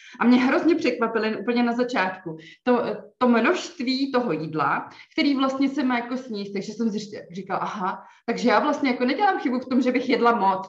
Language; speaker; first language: Czech; native; Czech